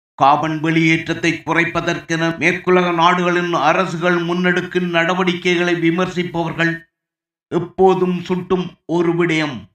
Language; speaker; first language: Tamil; native; Tamil